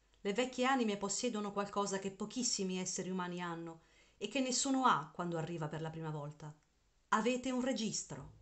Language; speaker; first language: Italian; native; Italian